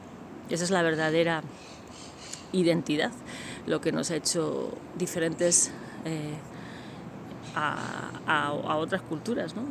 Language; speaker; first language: Spanish; native; Spanish